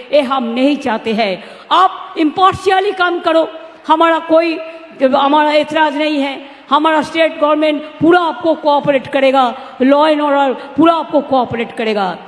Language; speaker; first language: Hindi; non-native, local second language; Bangla